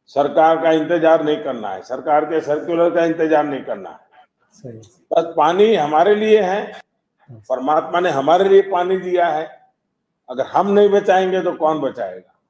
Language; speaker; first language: Hindi; non-native, local second language; Gujarati